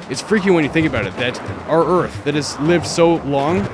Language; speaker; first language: English; native; English